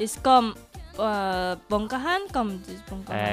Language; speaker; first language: Catalan; non-native, learner; Indonesian